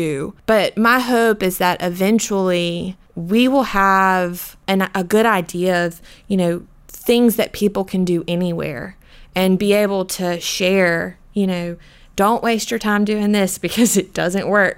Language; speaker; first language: English; native; English